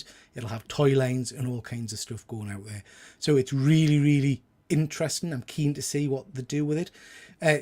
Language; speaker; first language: English; native; English